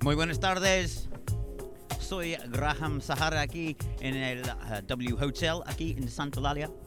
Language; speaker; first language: Spanish; non-native, fluent; English